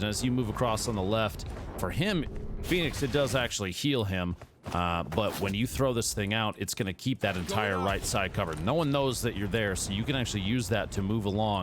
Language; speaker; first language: English; native; English